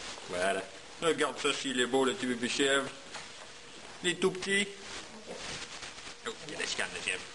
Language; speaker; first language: French; native; French